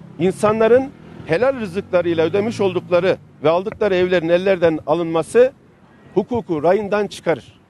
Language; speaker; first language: Turkish; native; Turkish